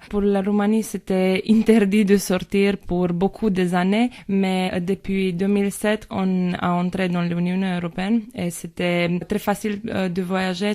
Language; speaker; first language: French; non-native, learner; Romanian